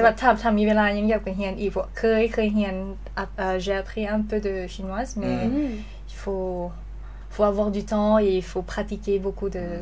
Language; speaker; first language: French; non-native, learner; Lao